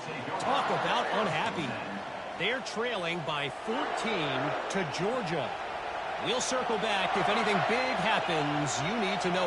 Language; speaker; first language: English; native; English